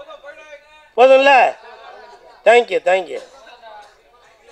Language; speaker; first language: Tamil; native; Tamil